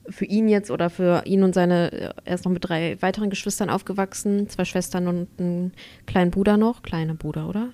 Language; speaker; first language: German; early bilingual, other home language; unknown